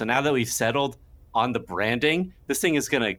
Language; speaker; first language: English; native; English